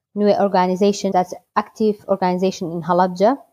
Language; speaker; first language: English; non-native, learner; Kurdish